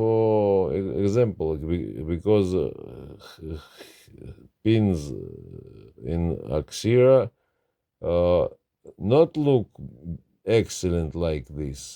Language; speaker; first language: English; non-native, learner; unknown